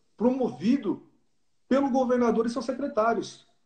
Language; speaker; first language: Portuguese; native; Portuguese